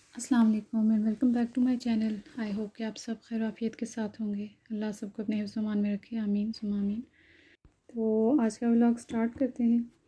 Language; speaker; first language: Urdu; native; Urdu